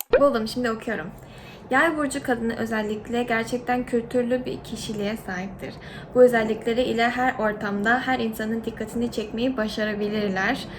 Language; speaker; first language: Turkish; non-native, fluent; Korean